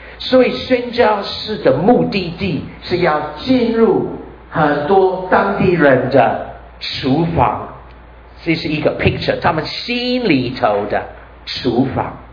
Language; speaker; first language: Chinese; non-native, fluent; English